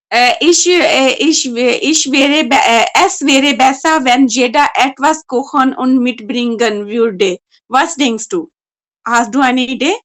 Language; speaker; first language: German; non-native, learner; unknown